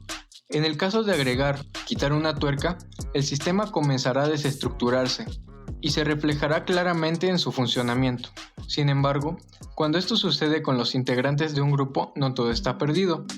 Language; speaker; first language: Spanish; native; Spanish